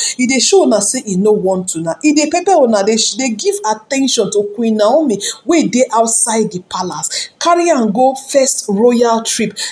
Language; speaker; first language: Nigerian Pidgin; non-native, local second language; Yoruba